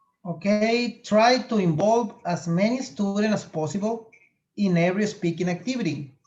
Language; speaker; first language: English; non-native, fluent; Spanish